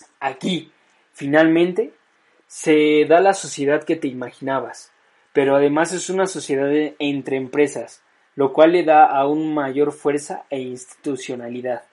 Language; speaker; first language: Spanish; native; Spanish